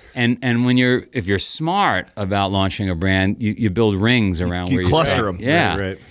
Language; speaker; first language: English; native; English